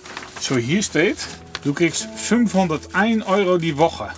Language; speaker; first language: German; non-native, fluent; Dutch